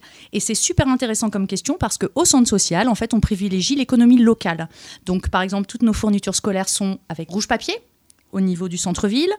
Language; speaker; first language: French; native; French